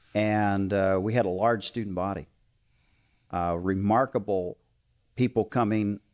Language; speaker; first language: English; native; English